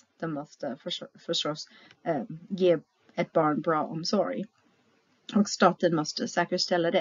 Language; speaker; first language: Swedish; non-native, fluent; English